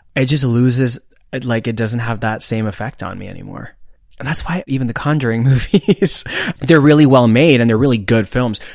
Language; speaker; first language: English; non-native, local second language; Hindi